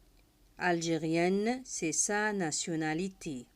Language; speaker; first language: French; non-native, fluent; Arabic